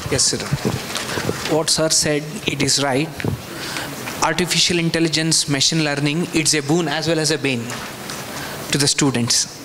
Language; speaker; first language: English; non-native, local second language; Kannada